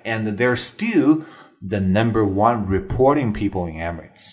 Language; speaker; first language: English; non-native, fluent; Chinese